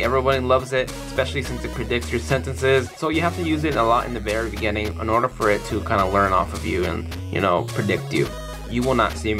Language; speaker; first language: English; native; English